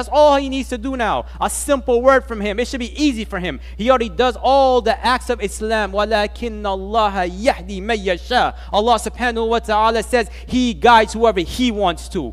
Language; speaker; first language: English; native; English